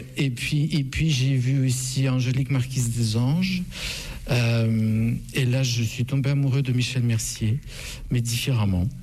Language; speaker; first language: French; non-native, fluent; Russian